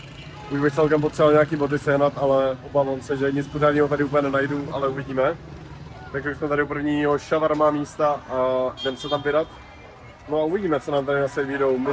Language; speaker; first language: Czech; native; Czech